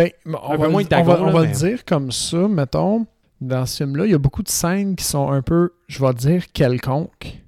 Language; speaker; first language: French; native; French